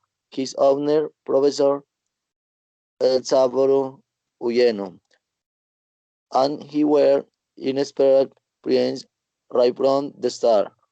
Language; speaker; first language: English; non-native, learner; Spanish